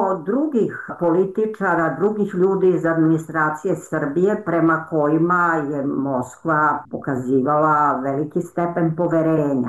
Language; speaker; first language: Serbian; native; Serbian